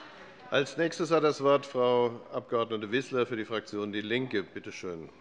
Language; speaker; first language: German; native; German